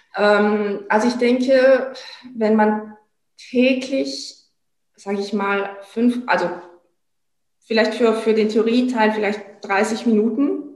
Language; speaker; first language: German; non-native, fluent; French